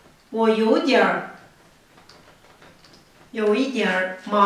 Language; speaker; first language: Chinese; non-native, fluent; Kazakh